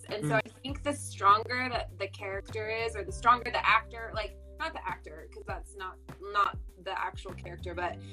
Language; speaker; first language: English; native; English